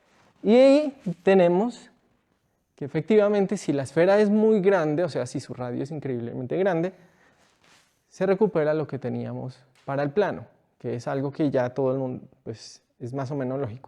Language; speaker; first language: Spanish; native; Spanish